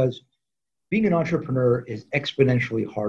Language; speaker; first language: English; native; English